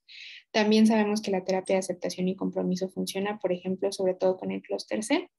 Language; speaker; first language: Spanish; native; Spanish